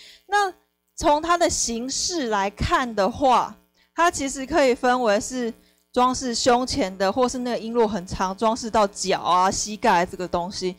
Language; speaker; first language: Chinese; native; Chinese